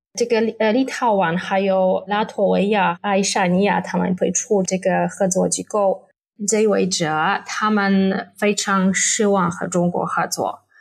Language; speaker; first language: Chinese; non-native, fluent; Polish